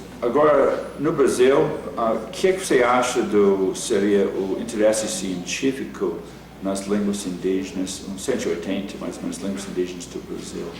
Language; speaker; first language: Portuguese; non-native, fluent; English